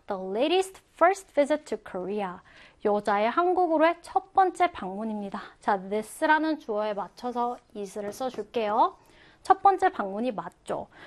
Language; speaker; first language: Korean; native; Korean